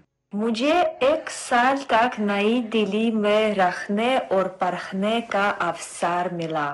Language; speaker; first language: Hindi; non-native, fluent; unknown